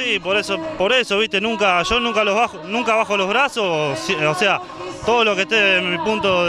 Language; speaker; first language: Spanish; native; Spanish